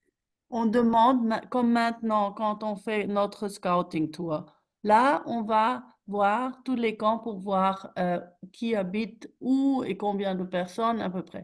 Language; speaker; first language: French; non-native, fluent; German